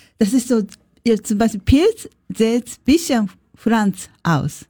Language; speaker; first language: German; non-native, learner; Japanese